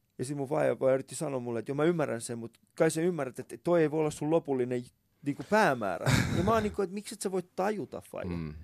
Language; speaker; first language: Finnish; early bilingual, other home language; Persian